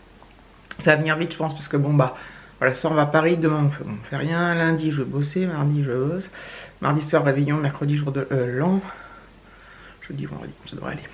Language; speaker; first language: French; native; French